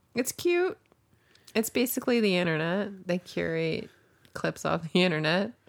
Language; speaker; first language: English; native; English